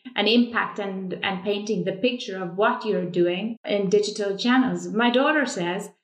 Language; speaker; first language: English; non-native, fluent; Estonian